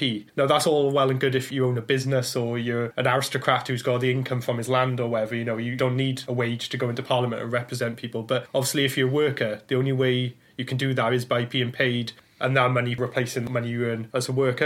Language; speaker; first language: English; native; English